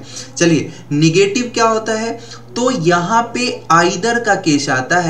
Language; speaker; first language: Hindi; native; Hindi